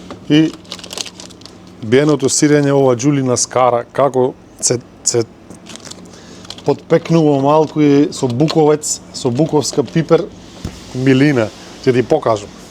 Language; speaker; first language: Macedonian; native; Macedonian